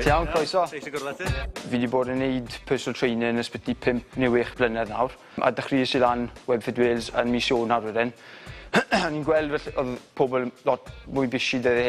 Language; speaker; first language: Welsh; native; Welsh